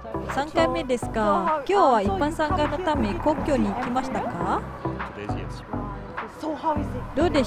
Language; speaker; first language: Japanese; non-native, fluent; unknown